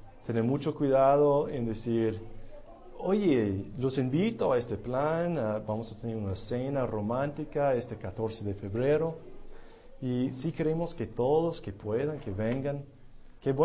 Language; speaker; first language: Spanish; non-native, fluent; English